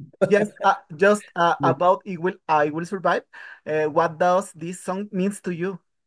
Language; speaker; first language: English; non-native, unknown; Spanish